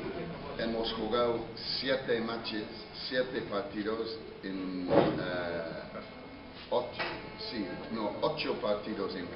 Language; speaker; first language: Spanish; non-native, fluent; English